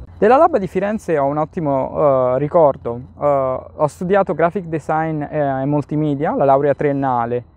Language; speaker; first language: Italian; native; Italian